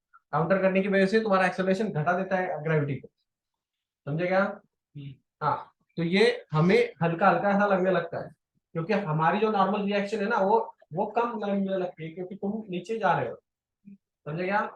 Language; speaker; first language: Hindi; non-native, local second language; Marathi